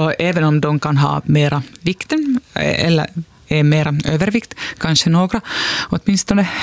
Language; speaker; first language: Swedish; non-native, local second language; Finnish